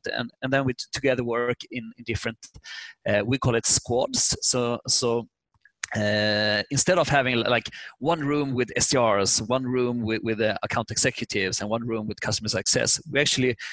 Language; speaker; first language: English; non-native, fluent; Swedish